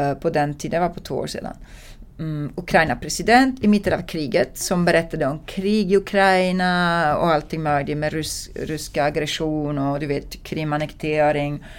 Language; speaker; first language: Swedish; non-native, fluent; Italian